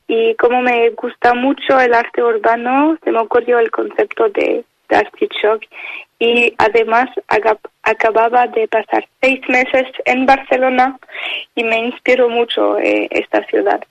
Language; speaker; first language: Spanish; non-native, fluent; French